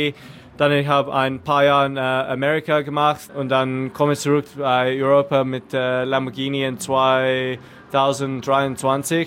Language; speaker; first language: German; non-native, learner; English